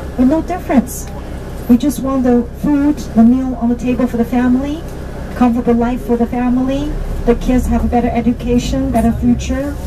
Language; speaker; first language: English; non-native, learner; Chinese